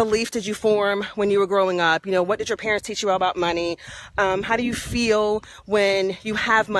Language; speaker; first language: English; native; English